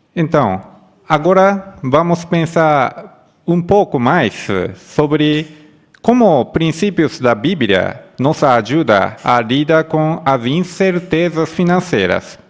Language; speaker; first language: Portuguese; non-native, fluent; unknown